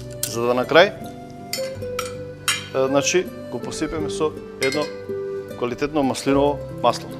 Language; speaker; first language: Macedonian; native; Macedonian